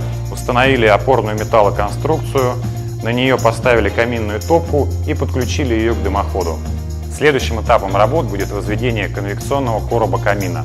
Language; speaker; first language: Russian; native; Russian